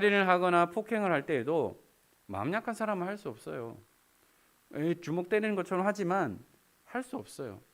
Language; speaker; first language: Korean; native; Korean